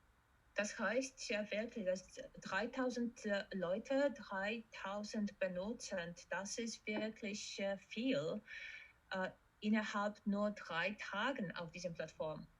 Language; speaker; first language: German; non-native, fluent; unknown